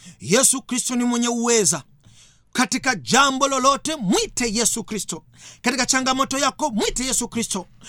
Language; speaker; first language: Swahili; native; Swahili